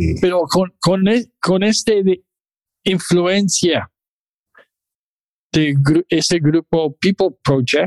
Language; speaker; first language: Spanish; non-native, fluent; English